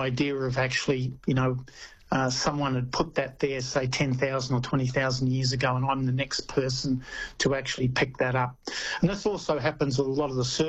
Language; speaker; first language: English; native; English